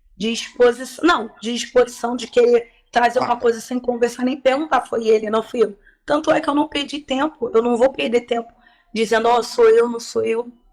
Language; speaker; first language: Portuguese; native; Portuguese